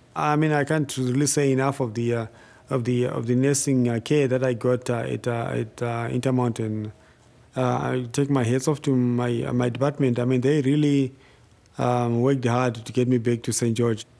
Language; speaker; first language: English; non-native, local second language; Shona